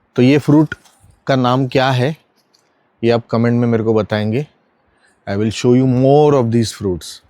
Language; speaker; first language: Hindi; non-native, local second language; Marathi